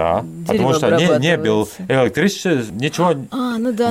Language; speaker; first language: Russian; non-native, learner; Latvian